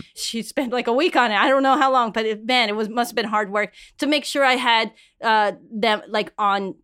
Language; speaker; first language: English; early bilingual, other home language; Spanish